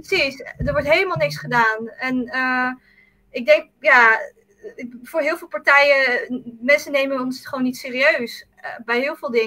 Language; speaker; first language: Dutch; early bilingual, other home language; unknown